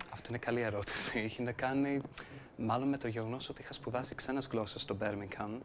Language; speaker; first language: Greek; non-native, fluent; English